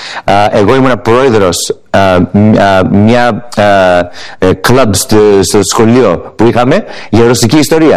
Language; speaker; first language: Greek; early bilingual, heritage; English